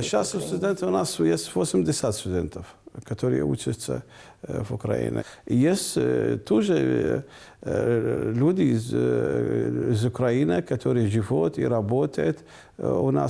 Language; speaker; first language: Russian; non-native, learner; Arabic